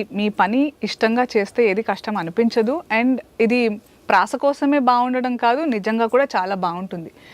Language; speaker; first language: Telugu; native; Telugu